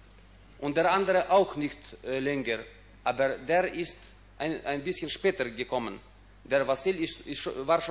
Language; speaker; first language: German; non-native, fluent; Ukrainian